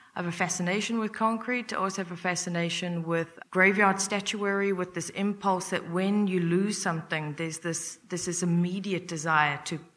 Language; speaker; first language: English; native; English